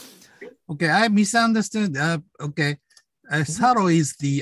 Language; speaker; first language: English; non-native, learner; Japanese